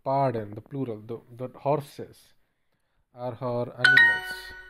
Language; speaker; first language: English; non-native, learner; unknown